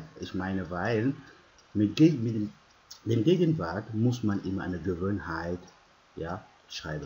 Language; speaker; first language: German; non-native, fluent; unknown